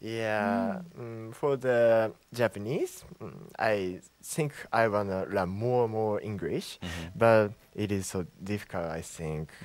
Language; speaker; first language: English; non-native, learner; Japanese